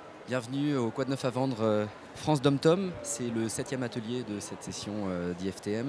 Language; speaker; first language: French; native; French